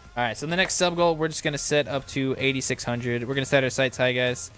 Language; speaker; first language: English; native; English